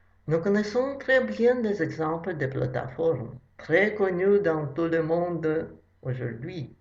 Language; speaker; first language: French; non-native, fluent; Russian